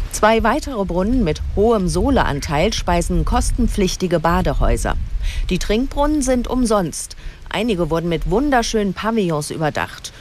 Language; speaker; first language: German; native; German